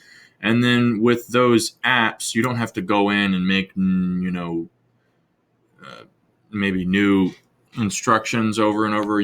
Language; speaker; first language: English; native; English